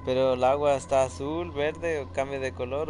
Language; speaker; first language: Spanish; early bilingual, other home language; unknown